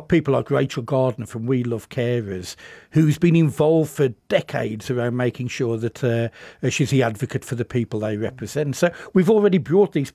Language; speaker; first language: English; native; English